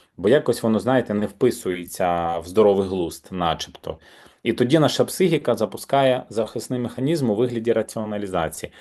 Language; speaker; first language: Ukrainian; native; Ukrainian